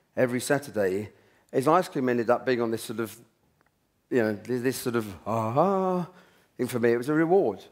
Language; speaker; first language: English; native; English